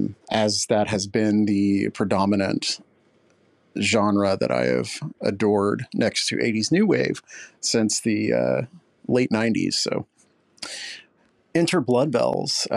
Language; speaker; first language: English; native; English